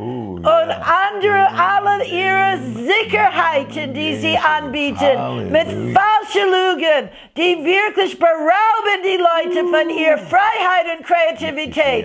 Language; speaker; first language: German; non-native, fluent; English